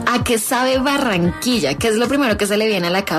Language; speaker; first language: Spanish; native; Spanish